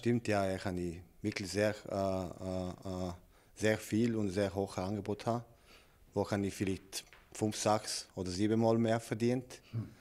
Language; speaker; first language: German; non-native, learner; Serbian